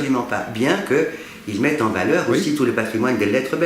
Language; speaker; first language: French; native; French